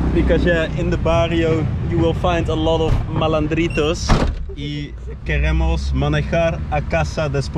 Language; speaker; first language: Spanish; non-native, learner; Dutch